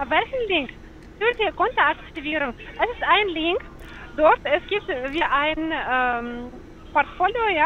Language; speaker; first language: German; non-native, learner; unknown